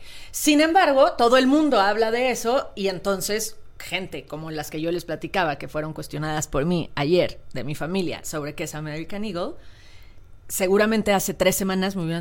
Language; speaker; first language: Spanish; native; Spanish